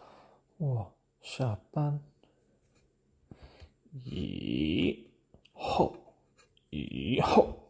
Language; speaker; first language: Chinese; non-native, learner; English